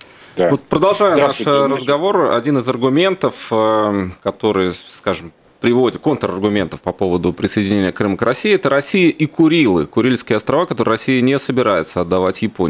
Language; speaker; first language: Russian; native; Russian